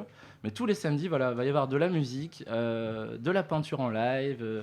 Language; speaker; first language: French; native; French